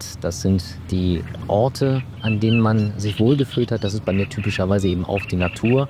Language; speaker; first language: German; native; German